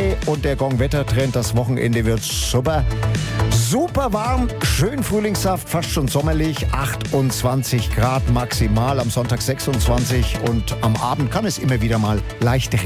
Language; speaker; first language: German; native; German